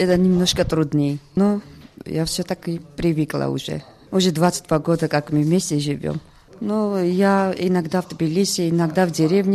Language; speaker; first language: Russian; non-native, fluent; Georgian